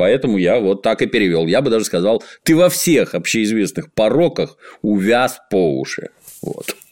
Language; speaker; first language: Russian; native; Russian